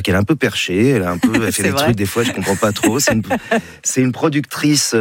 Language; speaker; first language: French; native; French